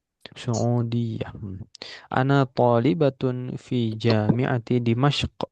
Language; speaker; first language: Arabic; non-native, fluent; Indonesian